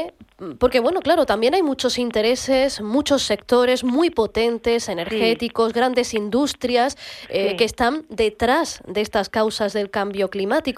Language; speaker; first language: Spanish; native; Spanish